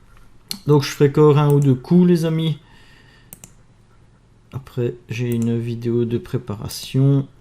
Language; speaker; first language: French; native; French